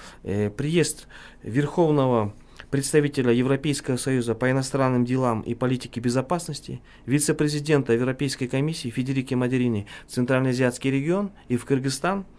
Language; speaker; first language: Russian; non-native, local second language; Kyrgyz